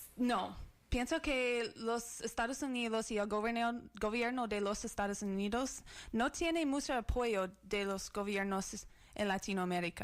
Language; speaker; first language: Spanish; non-native, learner; English